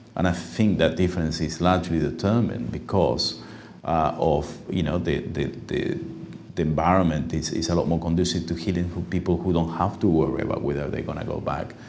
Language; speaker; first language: English; non-native, fluent; Spanish